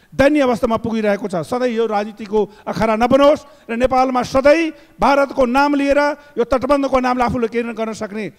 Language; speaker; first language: Nepali; non-native, local second language; Maithili